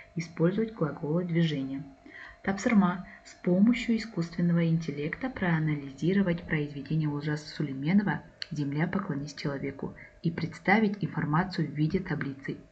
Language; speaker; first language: Russian; non-native, local second language; Kazakh